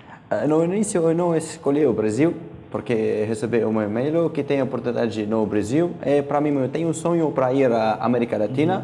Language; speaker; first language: Portuguese; non-native, learner; Arabic